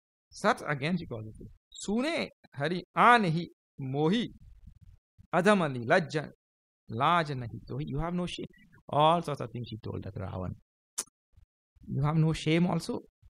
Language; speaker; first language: English; early bilingual, other home language; Hindi